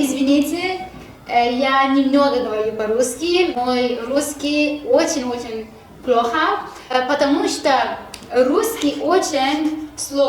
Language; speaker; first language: Russian; non-native, learner; Persian